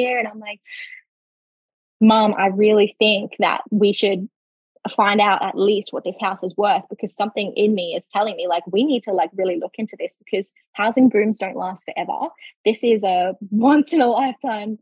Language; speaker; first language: English; native; English